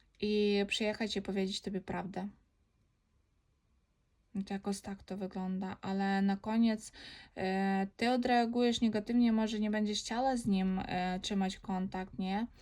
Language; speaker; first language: Polish; non-native, learner; Ukrainian